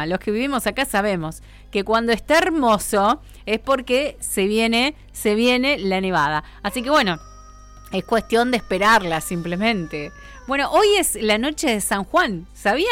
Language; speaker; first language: Spanish; native; Spanish